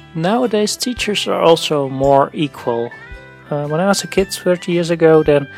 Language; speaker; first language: English; non-native, fluent; Dutch